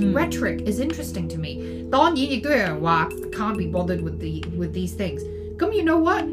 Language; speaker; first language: English; non-native, local second language; Cantonese